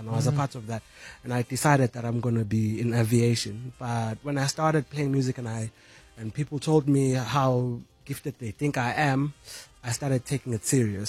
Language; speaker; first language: English; non-native, local second language; Zulu